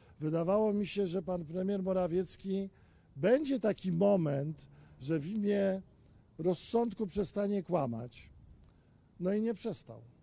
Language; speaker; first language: Polish; native; Polish